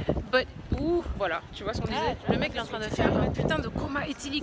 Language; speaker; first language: French; native; French